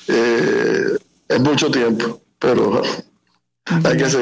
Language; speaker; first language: Spanish; native; Spanish